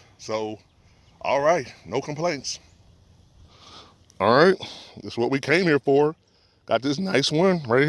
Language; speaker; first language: English; native; English